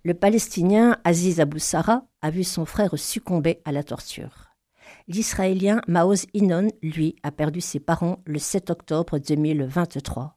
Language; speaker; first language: French; native; French